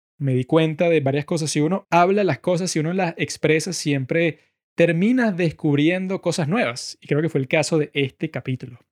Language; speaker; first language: Spanish; native; Spanish